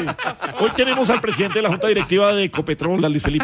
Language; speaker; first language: Spanish; native; Spanish